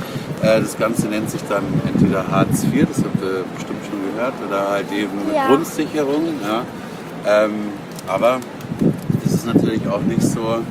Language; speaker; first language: German; native; German